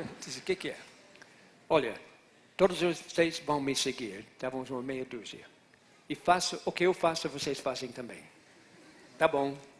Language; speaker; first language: Portuguese; non-native, fluent; English